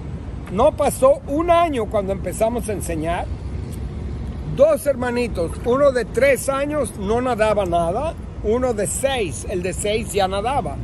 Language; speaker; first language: Spanish; non-native, fluent; English